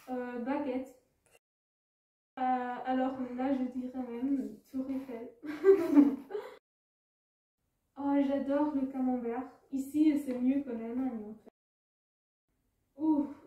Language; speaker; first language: French; non-native, fluent; German